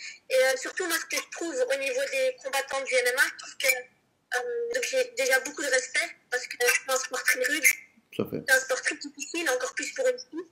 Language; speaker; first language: French; native; French